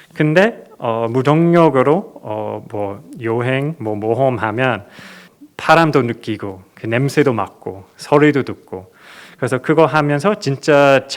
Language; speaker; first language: Korean; non-native, fluent; English